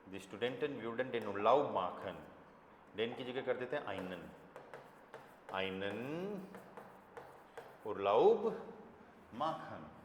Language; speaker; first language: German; non-native, fluent; Hindi